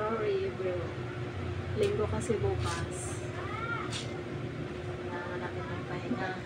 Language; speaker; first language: Filipino; native; Filipino